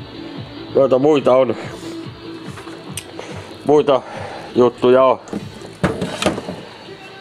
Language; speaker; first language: Finnish; native; Finnish